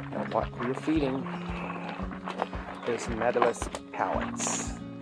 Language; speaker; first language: English; non-native, fluent; Portuguese